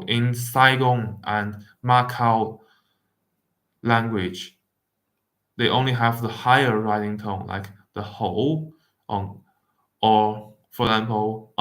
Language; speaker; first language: English; non-native, fluent; Wu Chinese